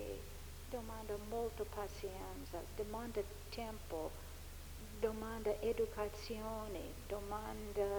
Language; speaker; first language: Italian; non-native, fluent; English